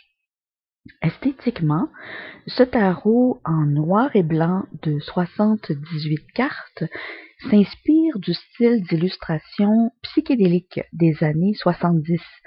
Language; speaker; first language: French; native; French